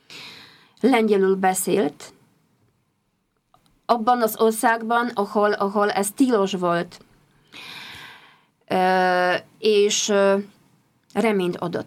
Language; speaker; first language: Hungarian; non-native, fluent; Polish